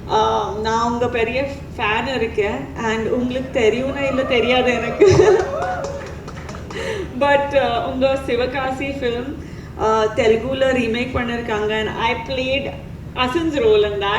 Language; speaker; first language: Tamil; non-native, fluent; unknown